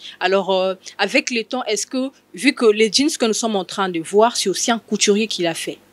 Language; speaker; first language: French; non-native, local second language; Lingala